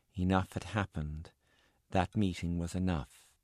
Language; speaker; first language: English; native; English